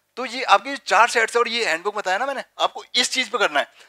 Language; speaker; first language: Hindi; native; Hindi